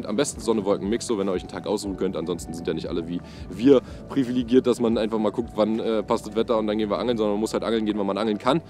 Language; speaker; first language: German; native; German